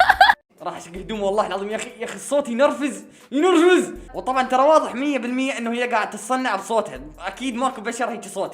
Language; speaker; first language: Arabic; native; Arabic